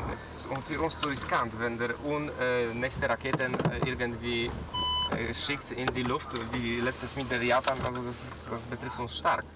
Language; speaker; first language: German; non-native, fluent; Polish